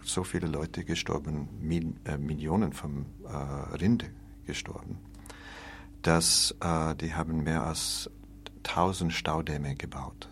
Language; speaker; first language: German; non-native, learner; English